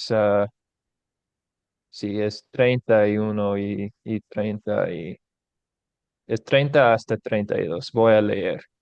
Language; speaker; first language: Spanish; non-native, fluent; English